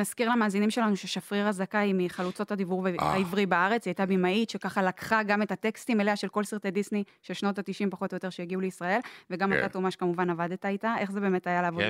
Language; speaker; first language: Hebrew; native; Hebrew